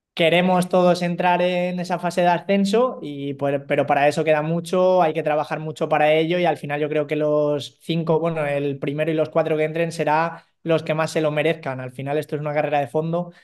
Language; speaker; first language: Spanish; native; Spanish